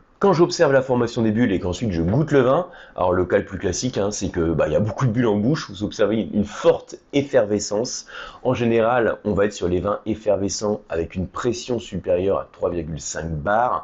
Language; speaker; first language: French; native; French